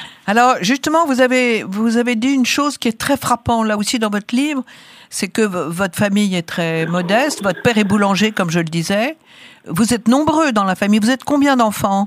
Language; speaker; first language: French; native; French